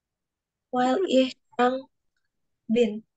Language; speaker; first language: German; non-native, learner; Indonesian